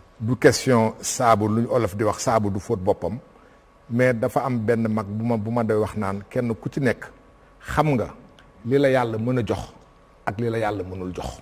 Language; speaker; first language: Wolof; non-native, local second language; Fula